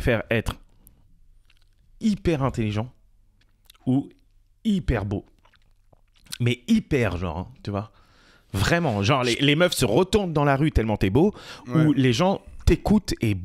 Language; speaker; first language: French; native; French